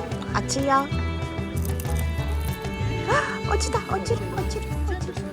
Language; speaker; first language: Korean; non-native, learner; Japanese